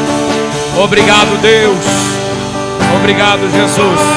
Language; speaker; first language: Portuguese; native; Portuguese